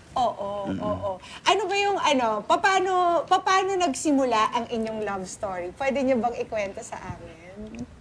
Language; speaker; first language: Filipino; native; Filipino